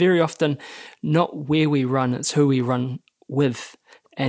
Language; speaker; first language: English; native; English